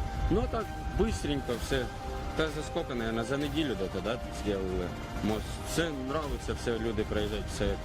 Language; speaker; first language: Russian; non-native, local second language; Ukrainian